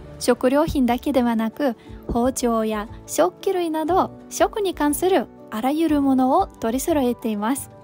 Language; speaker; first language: Japanese; non-native, fluent; Russian